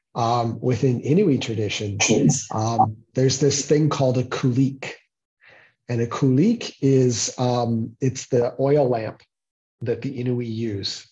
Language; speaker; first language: English; native; English